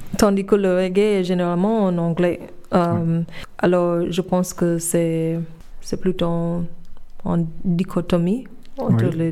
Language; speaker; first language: French; non-native, fluent; English